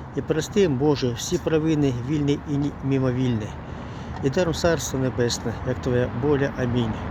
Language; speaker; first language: Ukrainian; native; Ukrainian